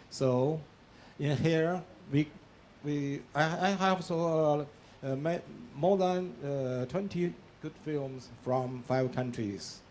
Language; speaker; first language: English; non-native, learner; Chinese